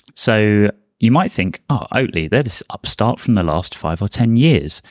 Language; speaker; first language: English; native; English